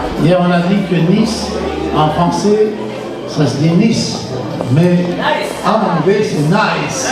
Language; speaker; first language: French; native; French